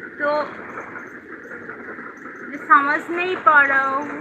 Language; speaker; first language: Hindi; non-native, local second language; Bangla